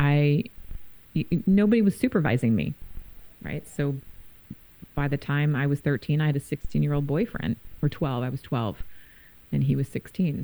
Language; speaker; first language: English; native; English